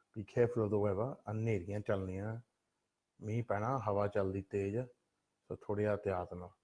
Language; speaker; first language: Punjabi; early bilingual, heritage; Punjabi